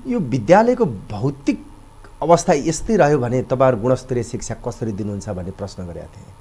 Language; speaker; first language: Nepali; native; Nepali